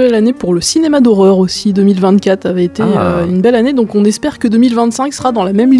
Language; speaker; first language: French; native; French